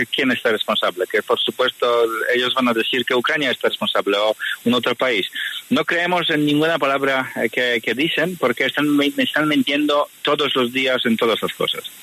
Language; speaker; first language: Spanish; non-native, fluent; Polish